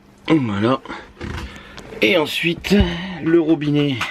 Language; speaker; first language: French; native; French